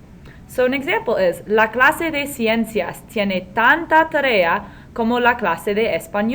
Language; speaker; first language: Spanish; non-native, learner; English